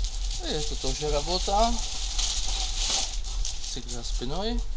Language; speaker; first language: Russian; early bilingual, heritage; Russian